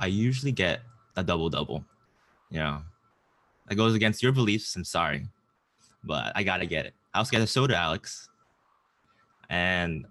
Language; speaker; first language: English; native; English